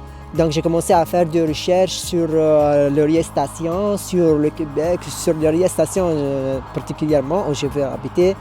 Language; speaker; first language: French; non-native, local second language; Arabic